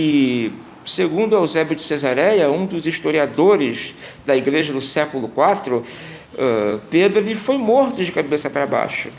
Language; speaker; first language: Portuguese; native; Portuguese